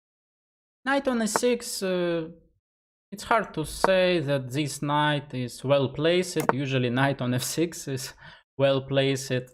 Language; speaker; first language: English; non-native, fluent; Russian